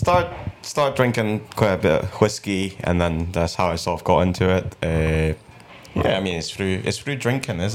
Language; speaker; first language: English; non-native, local second language; Cantonese